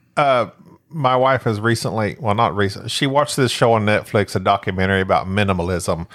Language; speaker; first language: English; native; English